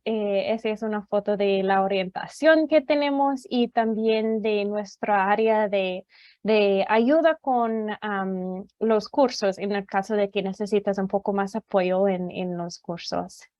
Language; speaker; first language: Spanish; non-native, fluent; English